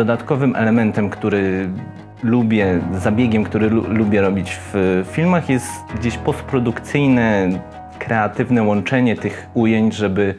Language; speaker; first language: Polish; native; Polish